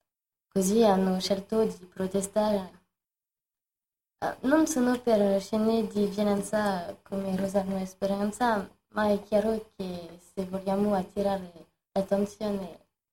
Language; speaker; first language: Italian; non-native, learner; French